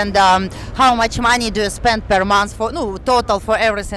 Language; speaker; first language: English; non-native, fluent; Russian